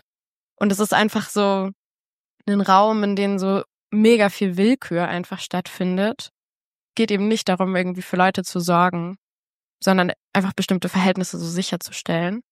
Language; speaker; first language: German; native; German